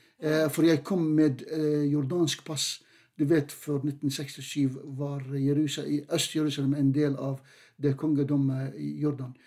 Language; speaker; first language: Norwegian; non-native, fluent; Arabic